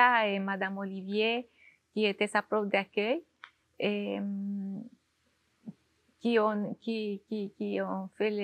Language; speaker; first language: French; non-native, fluent; Spanish